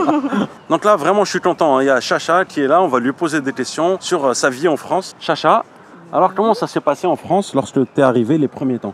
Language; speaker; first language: French; native; French